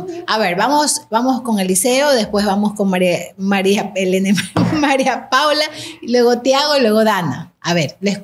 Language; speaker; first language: Spanish; native; Spanish